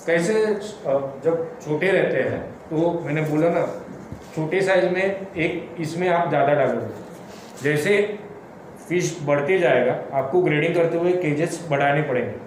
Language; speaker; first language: Hindi; non-native, local second language; Marathi